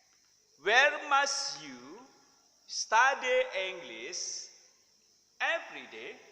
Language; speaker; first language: English; non-native, fluent; Indonesian